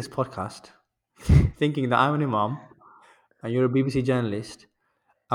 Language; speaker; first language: English; native; English